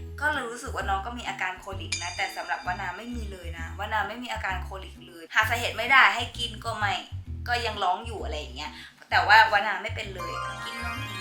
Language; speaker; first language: Thai; native; Thai